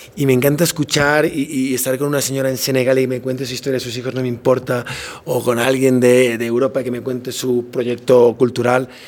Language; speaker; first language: Spanish; native; Spanish